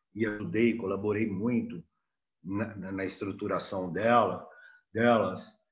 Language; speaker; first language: Portuguese; native; Portuguese